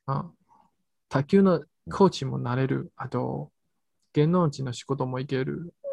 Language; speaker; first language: Japanese; non-native, fluent; Chinese